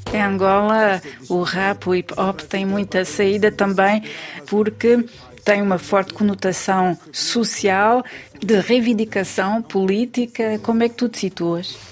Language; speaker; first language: Portuguese; native; Portuguese